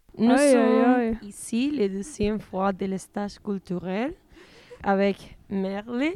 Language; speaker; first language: French; non-native, learner; Italian